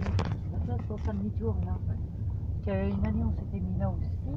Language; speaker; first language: French; native; French